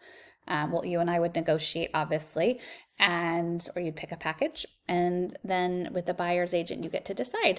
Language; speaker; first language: English; native; English